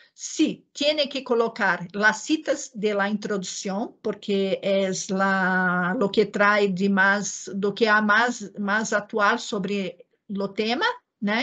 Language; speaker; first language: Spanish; non-native, learner; Portuguese